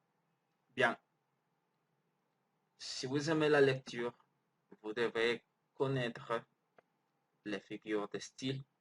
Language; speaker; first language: French; non-native, learner; Spanish